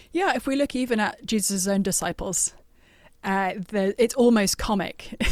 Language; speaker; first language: English; native; English